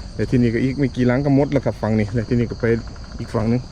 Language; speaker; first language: Thai; native; Thai